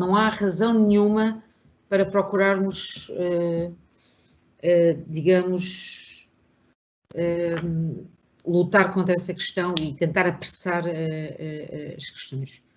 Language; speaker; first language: Portuguese; native; Portuguese